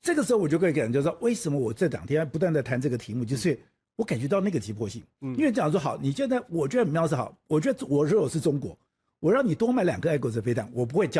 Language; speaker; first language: Chinese; native; Chinese